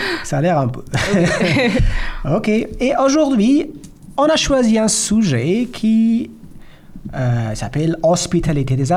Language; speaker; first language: French; non-native, learner; Persian